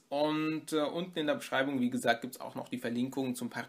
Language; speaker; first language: German; native; German